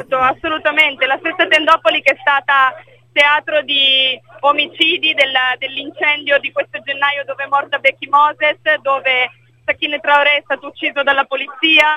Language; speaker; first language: Italian; native; Italian